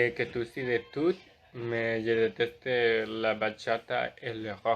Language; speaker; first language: French; non-native, learner; Spanish